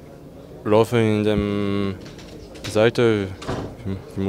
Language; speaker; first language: German; non-native, learner; French